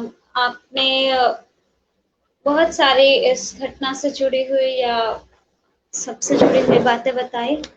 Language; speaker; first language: Hindi; native; Hindi